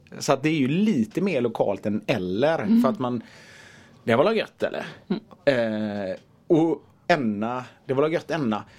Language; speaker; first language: Swedish; native; Swedish